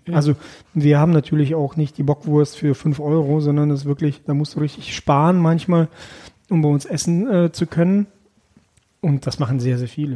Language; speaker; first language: German; early bilingual, other home language; Russian